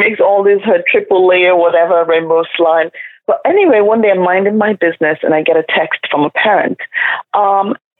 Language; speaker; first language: English; non-native, local second language; Igbo